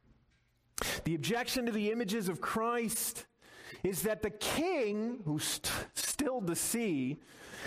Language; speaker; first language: English; native; English